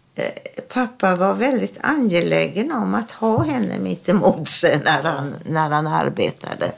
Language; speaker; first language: Swedish; early bilingual, other home language; German